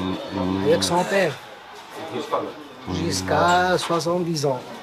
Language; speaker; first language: French; non-native, local second language; Arabic